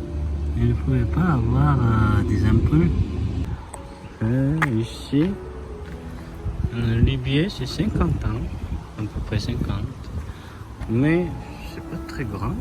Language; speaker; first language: French; non-native, learner; Korean